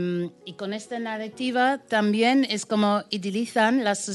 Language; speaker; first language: Spanish; non-native, fluent; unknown